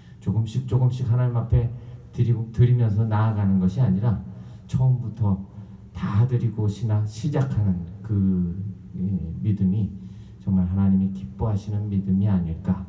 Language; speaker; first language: Korean; native; Korean